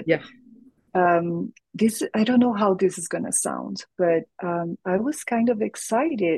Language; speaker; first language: English; non-native, fluent; Portuguese